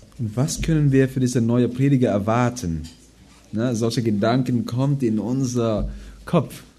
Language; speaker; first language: German; non-native, fluent; Filipino